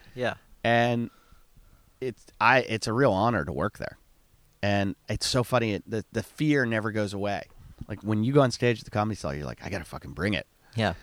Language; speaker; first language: English; native; English